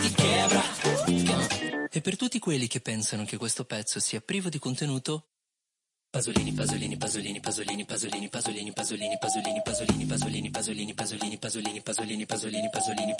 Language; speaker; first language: Italian; native; Italian